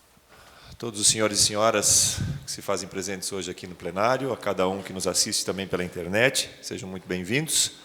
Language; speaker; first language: Portuguese; native; Portuguese